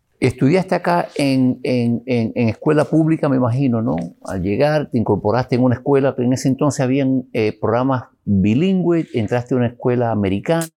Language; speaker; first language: Spanish; early bilingual, other home language; English